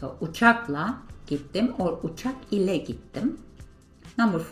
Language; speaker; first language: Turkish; non-native, fluent; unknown